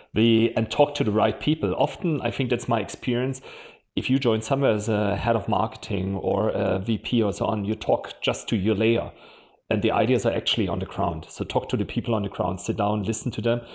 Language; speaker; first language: English; non-native, fluent; German